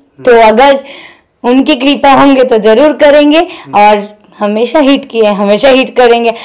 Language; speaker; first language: Hindi; non-native, local second language; Bangla